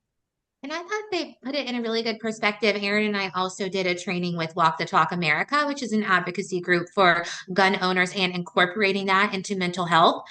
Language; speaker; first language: English; native; English